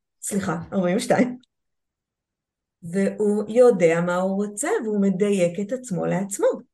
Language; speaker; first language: Hebrew; native; Hebrew